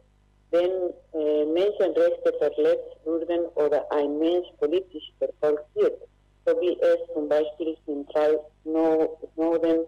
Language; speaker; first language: German; non-native, fluent; Spanish